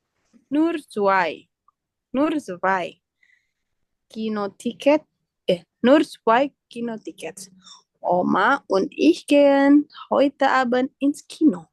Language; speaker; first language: German; non-native, learner; Indonesian